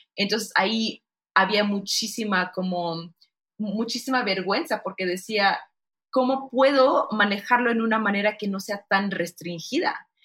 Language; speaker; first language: Spanish; early bilingual, heritage; Spanish